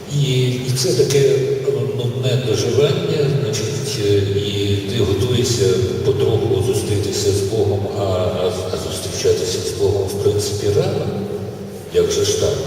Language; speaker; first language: Ukrainian; non-native, local second language; Russian